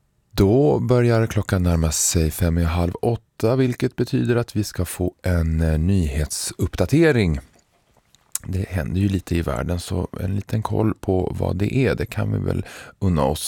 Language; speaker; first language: Swedish; native; Swedish